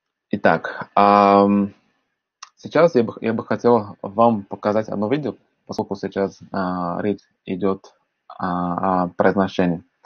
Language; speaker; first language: Russian; non-native, fluent; Portuguese